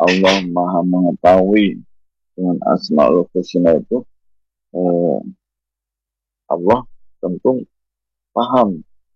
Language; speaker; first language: Indonesian; non-native, local second language; Javanese